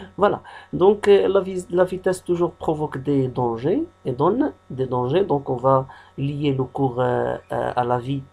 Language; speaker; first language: French; non-native, local second language; Arabic